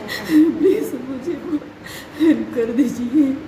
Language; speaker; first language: Hindi; non-native, local second language; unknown